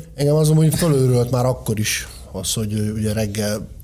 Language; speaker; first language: Hungarian; native; Hungarian